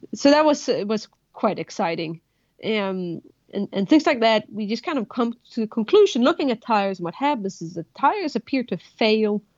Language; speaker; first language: English; non-native, fluent; Swedish